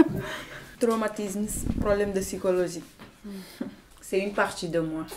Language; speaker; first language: French; non-native, fluent; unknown